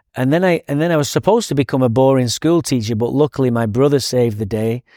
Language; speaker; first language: English; native; English